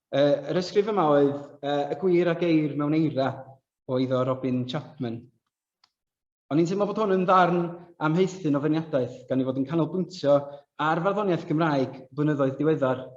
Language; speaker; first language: Welsh; native; Welsh